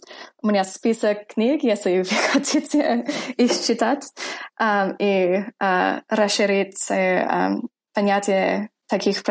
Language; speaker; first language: Russian; non-native, fluent; English